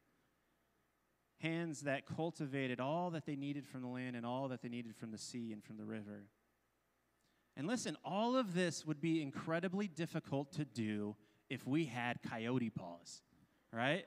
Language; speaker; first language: English; native; English